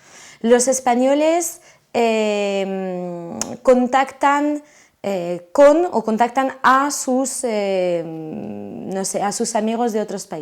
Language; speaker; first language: Spanish; non-native, fluent; French